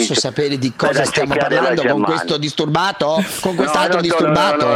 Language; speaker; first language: Italian; native; Italian